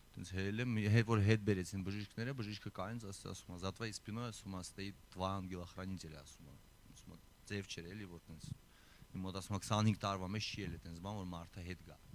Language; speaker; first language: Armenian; early bilingual, heritage; Armenian